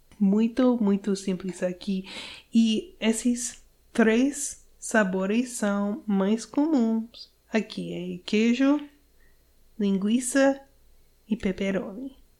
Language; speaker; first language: Portuguese; non-native, learner; English